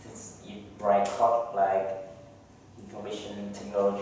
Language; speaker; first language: English; non-native, learner; Vietnamese